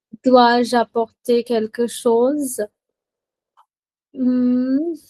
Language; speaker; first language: French; non-native, fluent; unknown